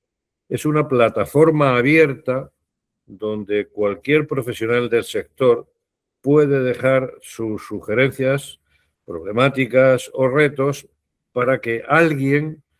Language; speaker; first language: Spanish; native; Spanish